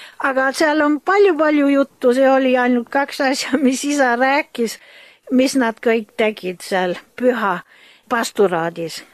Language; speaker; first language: Estonian; early bilingual, heritage; German